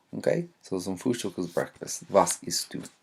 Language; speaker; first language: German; non-native, fluent; English